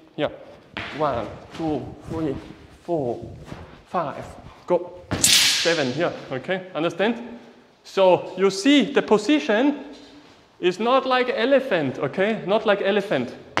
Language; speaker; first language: English; non-native, fluent; German